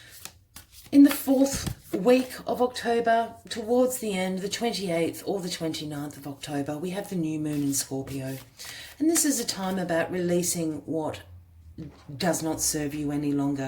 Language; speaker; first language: English; native; English